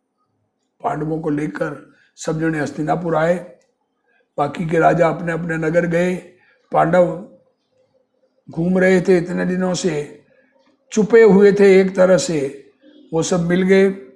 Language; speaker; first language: Hindi; native; Hindi